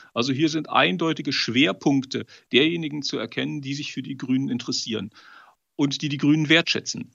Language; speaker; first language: German; native; German